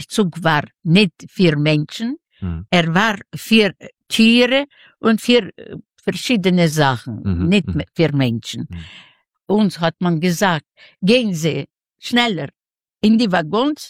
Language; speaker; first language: German; non-native, learner; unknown